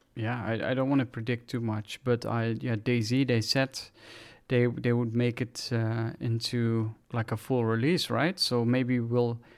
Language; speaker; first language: English; non-native, fluent; Dutch